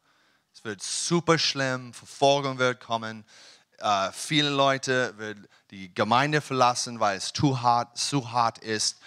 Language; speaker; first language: German; non-native, learner; English